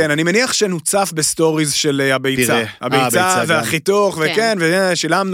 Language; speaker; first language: Hebrew; native; Hebrew